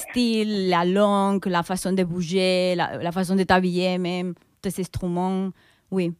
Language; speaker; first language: French; non-native, fluent; Spanish